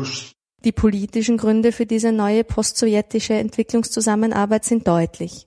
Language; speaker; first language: German; native; German